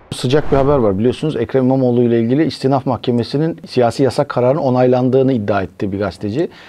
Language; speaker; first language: Turkish; native; Turkish